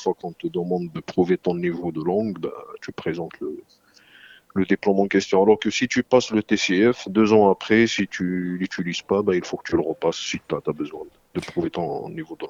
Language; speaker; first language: French; non-native, local second language; Arabic